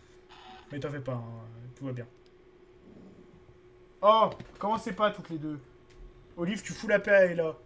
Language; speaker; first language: French; native; French